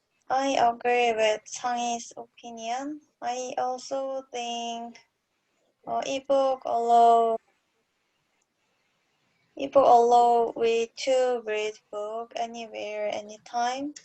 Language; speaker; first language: English; non-native, learner; Korean